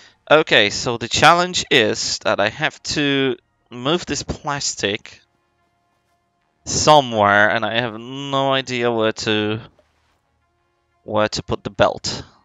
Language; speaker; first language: English; non-native, fluent; Polish